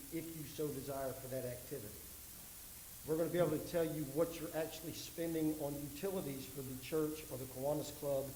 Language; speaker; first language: English; native; English